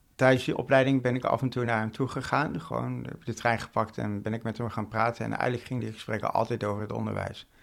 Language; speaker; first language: Dutch; native; Dutch